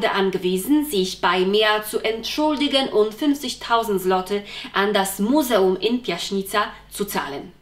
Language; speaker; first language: German; non-native, fluent; Polish